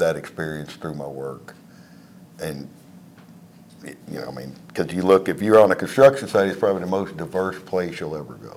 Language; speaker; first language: English; native; English